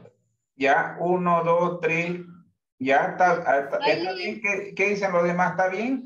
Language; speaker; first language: Spanish; native; Spanish